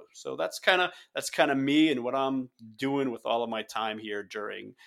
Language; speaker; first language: English; native; English